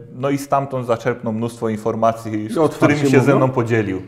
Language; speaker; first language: Polish; native; Polish